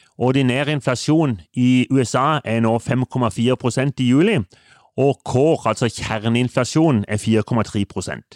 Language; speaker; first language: Norwegian; native; Norwegian